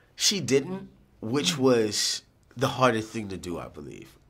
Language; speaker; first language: English; native; English